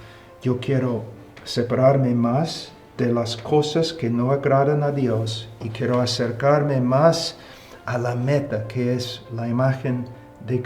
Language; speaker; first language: Spanish; non-native, fluent; English